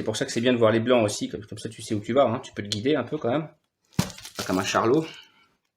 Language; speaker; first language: French; native; French